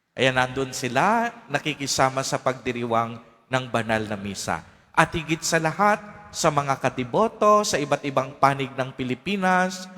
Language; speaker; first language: Filipino; native; Filipino